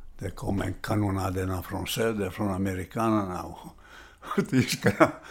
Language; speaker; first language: Swedish; non-native, fluent; Italian